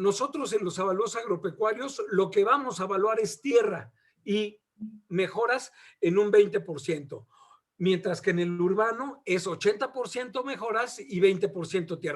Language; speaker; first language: Spanish; native; Spanish